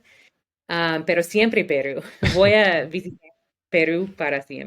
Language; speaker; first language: Spanish; non-native, learner; English